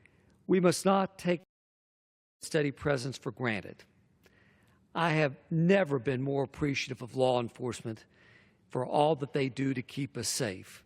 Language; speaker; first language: English; native; English